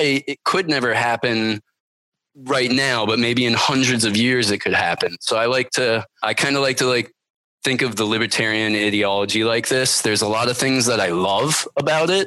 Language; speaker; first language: English; native; English